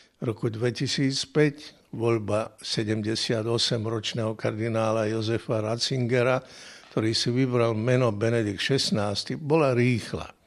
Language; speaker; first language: Slovak; native; Slovak